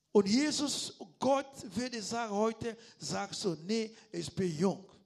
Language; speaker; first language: German; non-native, learner; Lingala